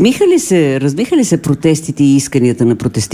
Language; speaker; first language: Bulgarian; native; Bulgarian